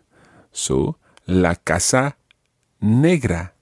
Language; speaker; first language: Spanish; non-native, fluent; English